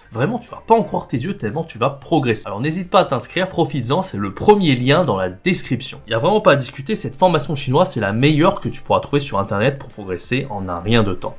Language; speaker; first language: French; native; French